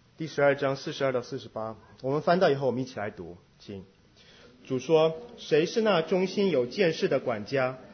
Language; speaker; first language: Chinese; non-native, fluent; Korean